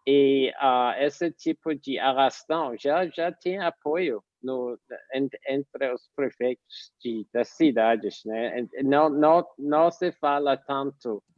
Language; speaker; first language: Portuguese; non-native, fluent; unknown